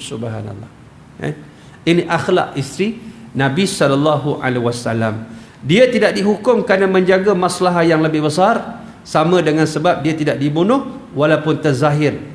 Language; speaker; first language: Malay; native; Malay